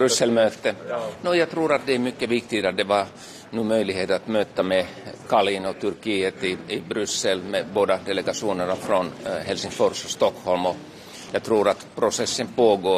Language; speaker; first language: Swedish; non-native, local second language; Finnish